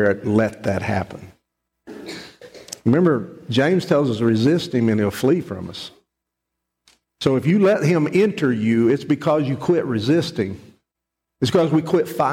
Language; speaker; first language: English; native; English